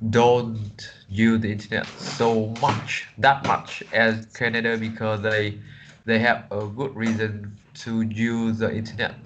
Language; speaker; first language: English; non-native, learner; Vietnamese